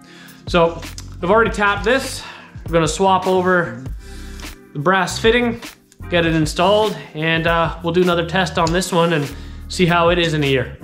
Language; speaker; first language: English; native; English